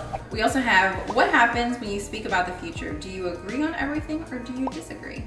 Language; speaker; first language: English; early bilingual, other home language; Spanish